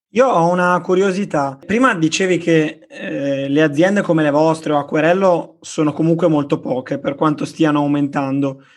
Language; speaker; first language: Italian; native; Italian